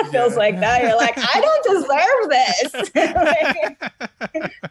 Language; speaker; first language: English; non-native, fluent; Hebrew